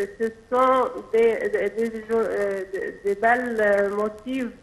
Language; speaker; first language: French; non-native, local second language; Arabic